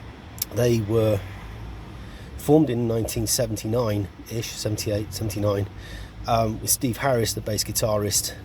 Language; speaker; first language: English; native; English